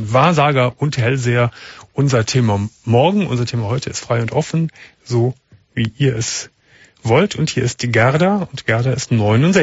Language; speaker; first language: German; native; German